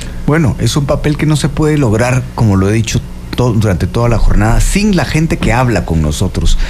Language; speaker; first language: Spanish; native; Spanish